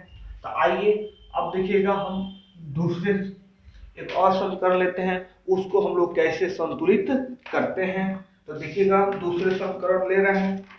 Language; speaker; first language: Hindi; native; Hindi